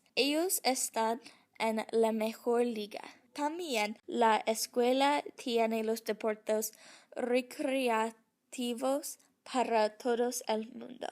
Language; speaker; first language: Spanish; non-native, learner; English